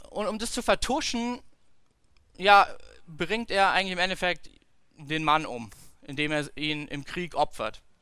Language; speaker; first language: German; native; German